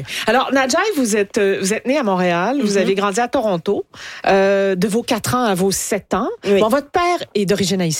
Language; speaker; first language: French; native; French